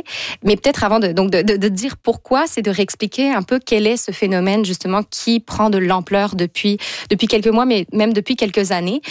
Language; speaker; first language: French; native; French